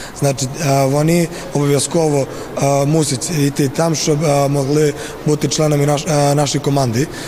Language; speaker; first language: Ukrainian; non-native, fluent; Serbian